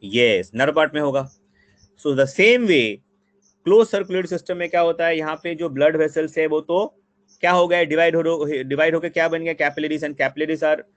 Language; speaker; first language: Hindi; non-native, local second language; Bangla